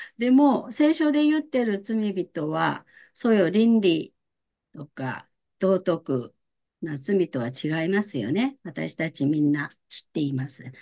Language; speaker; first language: Japanese; non-native, fluent; Korean